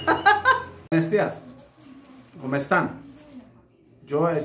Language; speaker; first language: Spanish; non-native, learner; Turkish